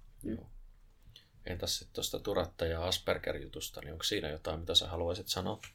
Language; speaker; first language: Finnish; native; Finnish